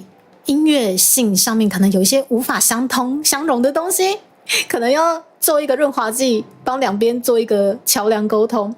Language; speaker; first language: Chinese; native; Chinese